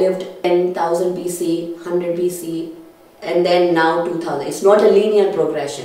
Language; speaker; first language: English; non-native, local second language; Telugu